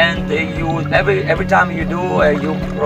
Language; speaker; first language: English; non-native, learner; Greek